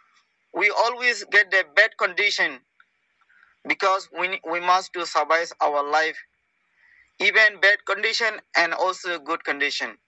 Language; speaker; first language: English; non-native, learner; Rohingya